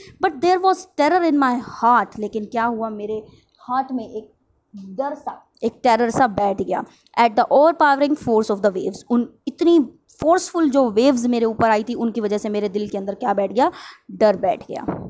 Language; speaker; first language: Hindi; native; Hindi